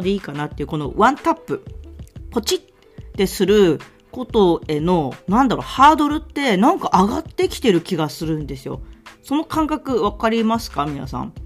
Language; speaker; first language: Japanese; native; Japanese